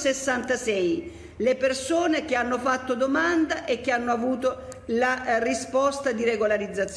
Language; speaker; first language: Italian; native; Italian